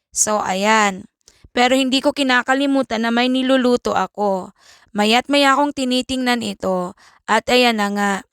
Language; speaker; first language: Filipino; native; Filipino